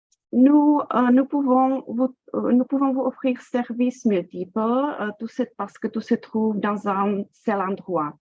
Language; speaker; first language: French; non-native, fluent; Czech